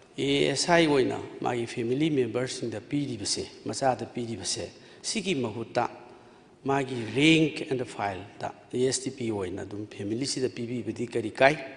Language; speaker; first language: Manipuri; non-native, local second language; Tangkhul Naga (India)